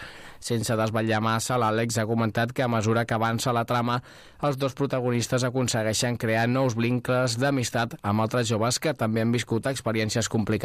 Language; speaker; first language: Catalan; native; Catalan